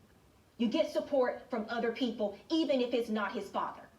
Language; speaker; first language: English; native; English